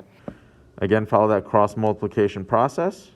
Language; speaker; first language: English; native; English